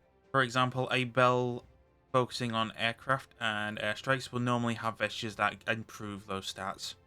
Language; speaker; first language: English; native; English